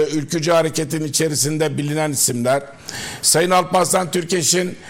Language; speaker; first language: Turkish; native; Turkish